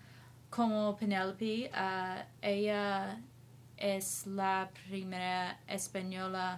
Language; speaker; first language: Spanish; non-native, learner; English